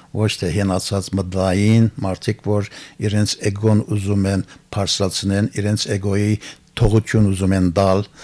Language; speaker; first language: Armenian; early bilingual, heritage; Armenian